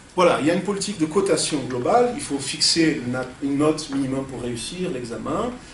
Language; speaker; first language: French; non-native, fluent; Portuguese